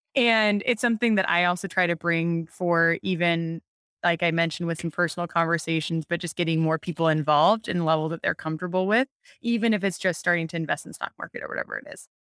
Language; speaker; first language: English; native; English